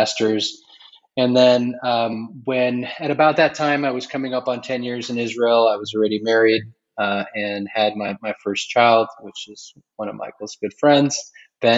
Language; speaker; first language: English; native; English